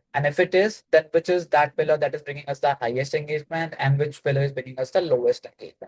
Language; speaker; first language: English; non-native, local second language; Hindi